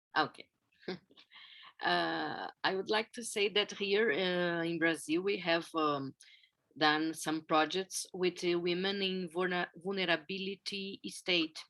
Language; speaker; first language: English; non-native, fluent; Portuguese